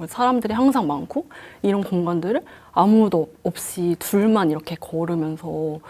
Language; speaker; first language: Korean; native; Korean